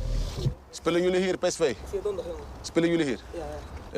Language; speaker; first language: Dutch; non-native, learner; Spanish